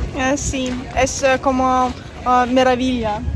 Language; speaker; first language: Spanish; non-native, learner; Russian